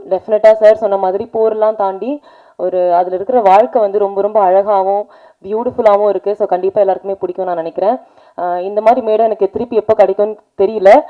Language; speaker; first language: Tamil; native; Tamil